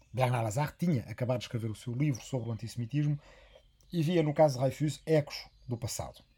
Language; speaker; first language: Portuguese; native; Portuguese